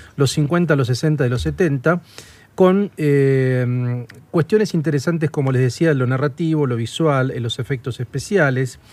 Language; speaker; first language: Spanish; native; Spanish